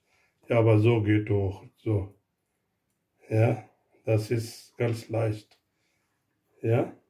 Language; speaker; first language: German; non-native, learner; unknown